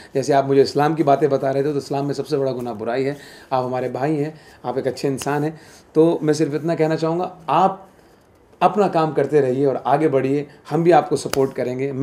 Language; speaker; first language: Hindi; native; Hindi